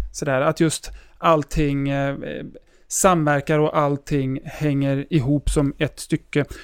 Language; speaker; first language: Swedish; native; Swedish